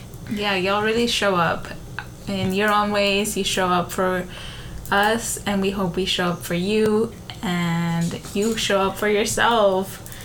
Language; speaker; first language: English; early bilingual, other home language; Spanish